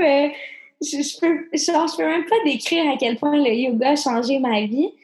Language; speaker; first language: French; native; French